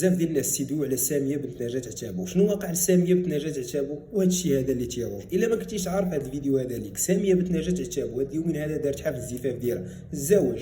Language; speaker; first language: Arabic; native; Arabic